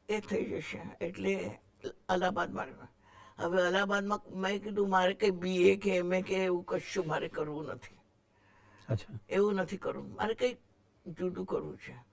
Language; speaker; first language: Gujarati; non-native, local second language; Marathi